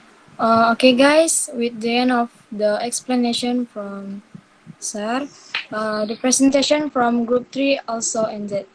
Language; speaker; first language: English; non-native, learner; Indonesian